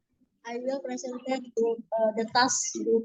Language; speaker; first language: English; non-native, learner; Indonesian